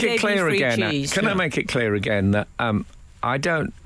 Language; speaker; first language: English; native; English